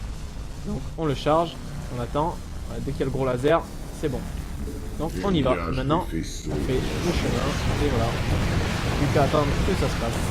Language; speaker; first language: French; native; French